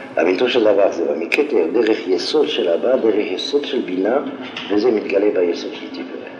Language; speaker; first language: Hebrew; non-native, fluent; French